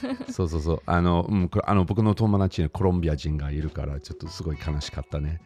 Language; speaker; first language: Japanese; non-native, fluent; English